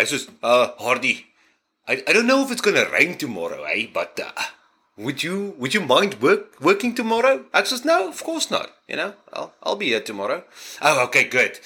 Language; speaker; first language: English; non-native, fluent; Afrikaans